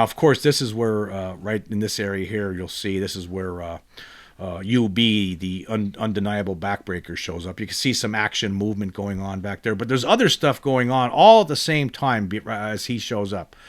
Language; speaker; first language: English; native; English